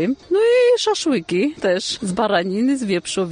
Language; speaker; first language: Polish; non-native, fluent; Armenian